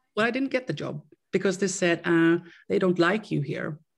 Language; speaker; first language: English; non-native, fluent; Swedish